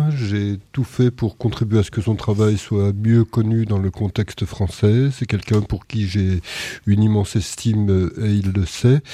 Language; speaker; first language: French; native; French